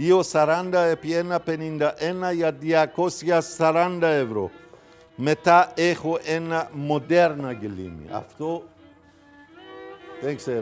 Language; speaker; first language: Greek; non-native, fluent; Persian